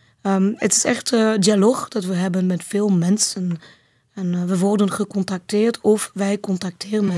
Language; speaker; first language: Dutch; non-native, learner; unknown